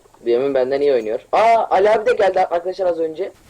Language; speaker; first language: Turkish; native; Turkish